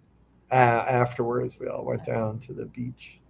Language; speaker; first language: English; native; English